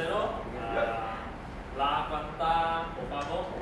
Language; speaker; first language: Spanish; non-native, learner; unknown